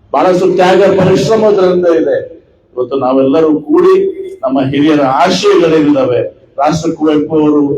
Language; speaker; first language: Kannada; native; Kannada